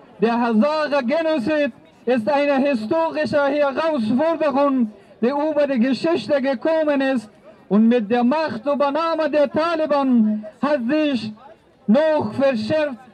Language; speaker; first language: German; non-native, fluent; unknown